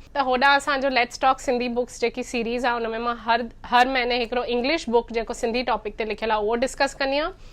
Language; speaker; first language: Sindhi; early bilingual, heritage; Sindhi